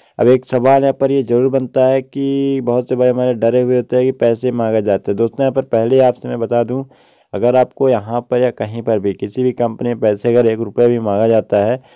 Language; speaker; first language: Hindi; native; Hindi